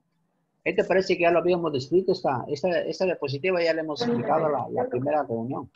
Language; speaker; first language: Spanish; native; Spanish